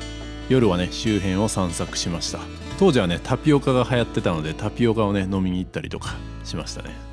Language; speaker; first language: Japanese; native; Japanese